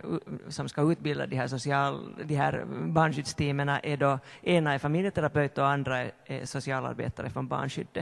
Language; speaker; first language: Swedish; native; Swedish